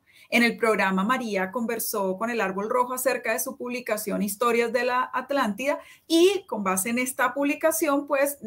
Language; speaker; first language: Spanish; native; Spanish